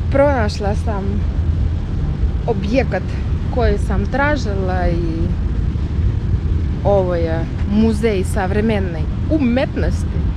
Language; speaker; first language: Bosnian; non-native, learner; Ukrainian